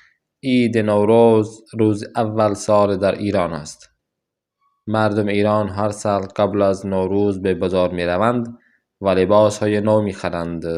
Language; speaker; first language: Persian; non-native, fluent; Urdu